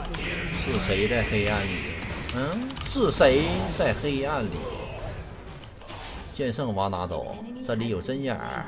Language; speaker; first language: Chinese; native; Chinese